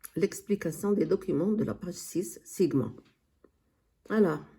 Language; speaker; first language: French; non-native, local second language; Arabic